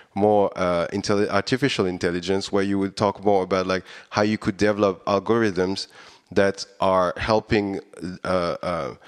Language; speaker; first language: English; non-native, fluent; French